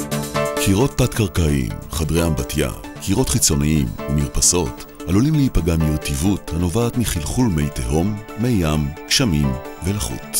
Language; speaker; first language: Hebrew; native; Hebrew